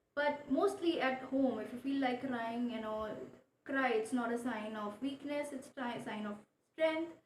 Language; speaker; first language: English; non-native, local second language; Marathi